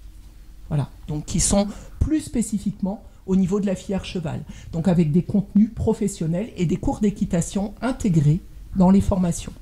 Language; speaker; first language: French; native; French